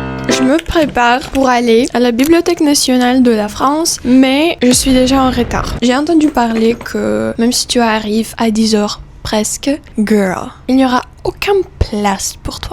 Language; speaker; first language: French; non-native, fluent; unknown